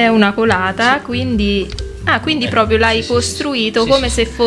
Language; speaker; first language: Italian; native; Italian